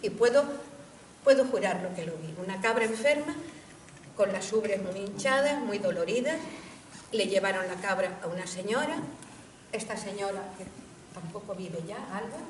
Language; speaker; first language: Spanish; native; Spanish